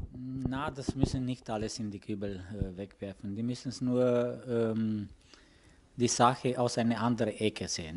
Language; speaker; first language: German; non-native, fluent; Romanian